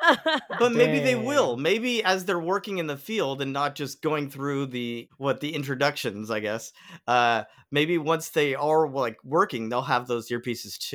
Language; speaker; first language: English; native; English